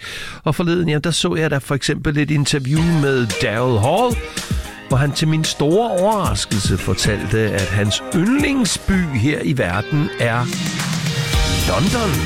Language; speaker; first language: Danish; native; Danish